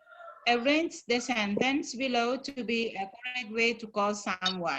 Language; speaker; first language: English; non-native, fluent; Indonesian